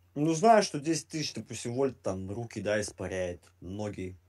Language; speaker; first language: Russian; native; Russian